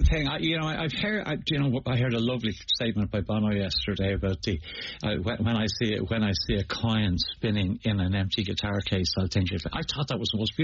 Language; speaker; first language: English; native; English